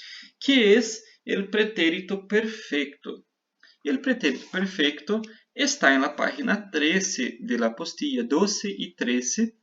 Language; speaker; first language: Spanish; non-native, fluent; Portuguese